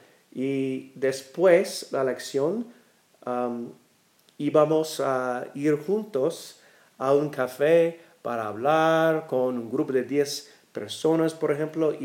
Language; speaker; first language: Spanish; non-native, learner; English